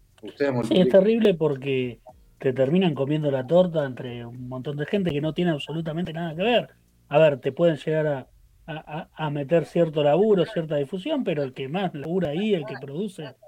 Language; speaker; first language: Spanish; native; Spanish